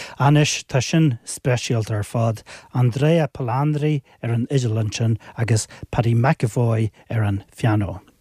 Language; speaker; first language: Irish; native; Irish